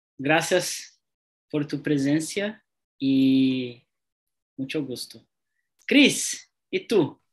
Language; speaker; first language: Spanish; non-native, learner; Portuguese